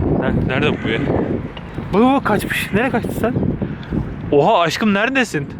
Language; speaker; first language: Turkish; native; Turkish